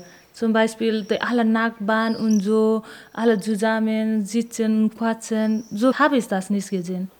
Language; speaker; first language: German; non-native, learner; Nepali